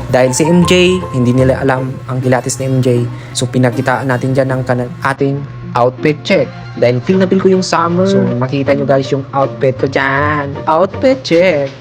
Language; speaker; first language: Filipino; non-native, local second language; Masbatenyo